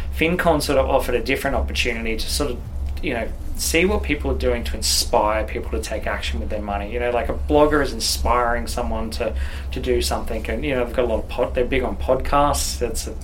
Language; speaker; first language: English; native; English